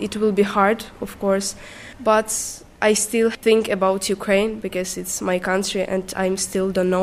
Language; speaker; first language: English; non-native, learner; Ukrainian